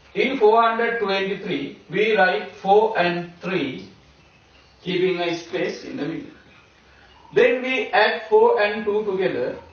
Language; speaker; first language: English; non-native, local second language; Sinhala